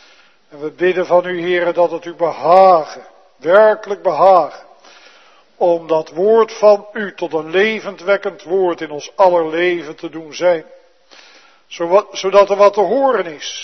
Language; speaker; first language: Dutch; native; Dutch